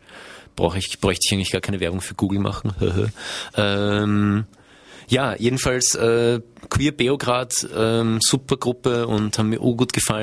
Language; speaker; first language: German; native; German